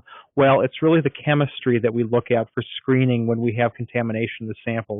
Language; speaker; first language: English; native; English